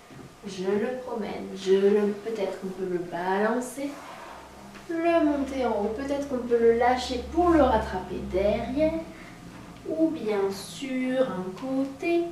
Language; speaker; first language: French; native; French